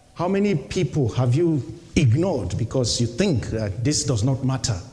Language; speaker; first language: English; non-native, local second language; Yoruba